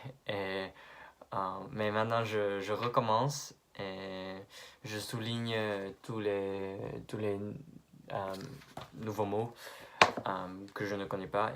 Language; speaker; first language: French; non-native, fluent; English